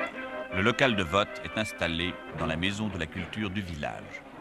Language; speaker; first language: French; native; French